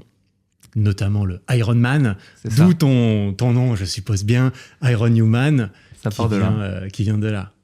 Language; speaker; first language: French; native; French